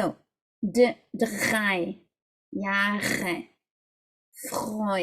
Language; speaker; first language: German; non-native, fluent; English